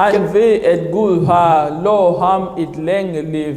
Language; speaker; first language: Danish; non-native, fluent; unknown